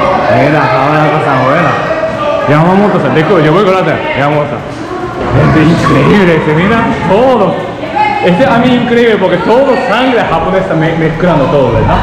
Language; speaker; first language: Spanish; non-native, learner; Japanese